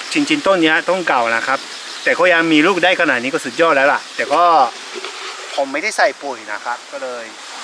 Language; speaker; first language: Thai; non-native, fluent; Japanese